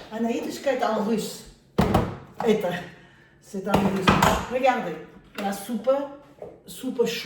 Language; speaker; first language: French; non-native, fluent; Armenian